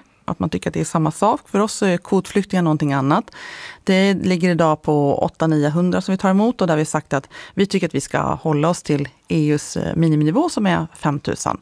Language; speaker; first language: Swedish; native; Swedish